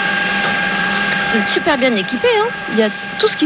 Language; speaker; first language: French; native; French